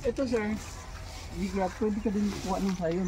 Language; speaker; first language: Filipino; non-native, local second language; Hiligaynon